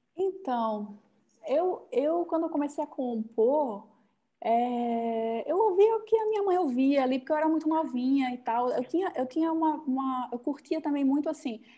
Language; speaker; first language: Portuguese; native; Portuguese